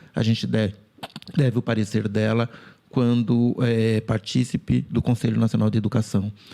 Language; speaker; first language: Portuguese; native; Portuguese